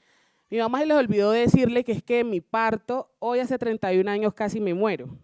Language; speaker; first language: Spanish; native; Spanish